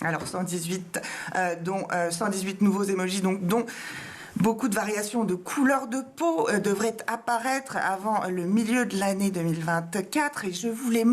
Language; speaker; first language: French; native; French